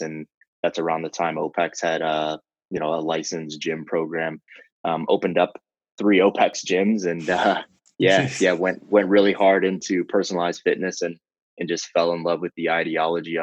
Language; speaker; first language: English; native; English